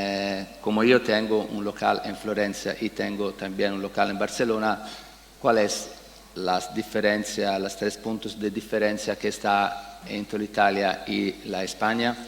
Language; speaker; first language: Spanish; non-native, learner; Italian